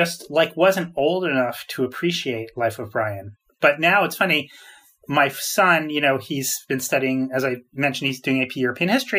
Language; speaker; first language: English; native; English